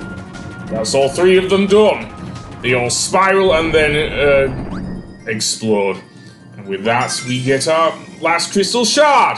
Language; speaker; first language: English; native; English